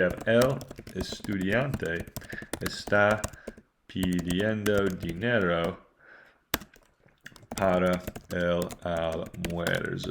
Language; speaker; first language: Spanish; non-native, fluent; English